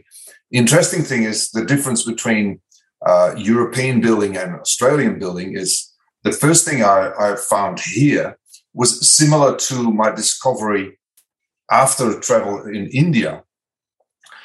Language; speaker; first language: English; non-native, fluent; Dutch